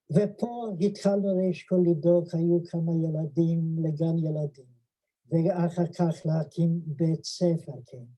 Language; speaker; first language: Hebrew; non-native, fluent; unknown